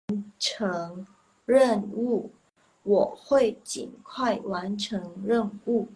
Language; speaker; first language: Chinese; non-native, local second language; Indonesian